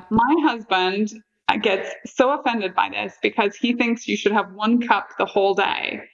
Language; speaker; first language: English; native; English